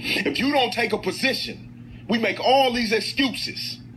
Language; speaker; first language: English; native; English